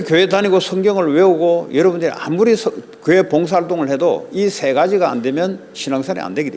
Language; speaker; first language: Korean; native; Korean